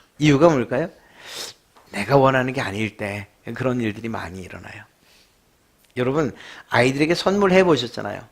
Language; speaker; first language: Korean; native; Korean